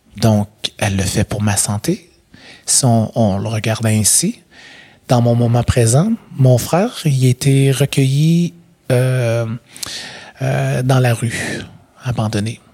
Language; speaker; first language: French; native; French